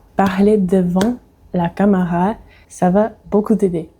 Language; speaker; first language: French; non-native, fluent; English